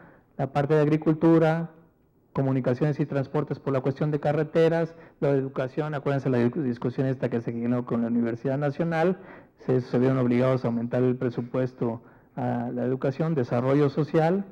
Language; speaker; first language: Spanish; native; Spanish